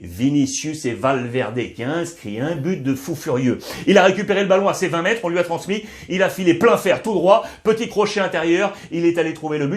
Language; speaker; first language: French; native; French